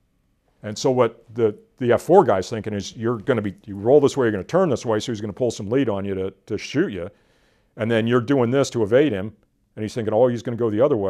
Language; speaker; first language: English; native; English